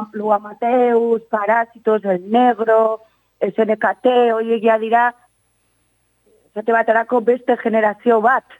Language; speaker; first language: Basque; non-native, local second language; Spanish